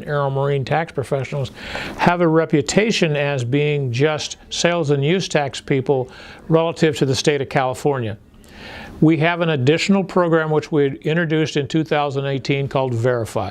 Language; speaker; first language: English; native; English